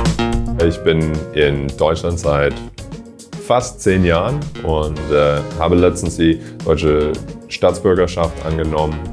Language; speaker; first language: German; non-native, fluent; English